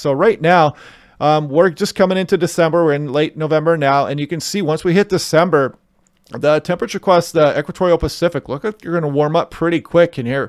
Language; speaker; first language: English; native; English